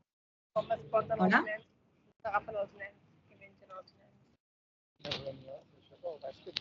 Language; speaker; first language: Catalan; native; Catalan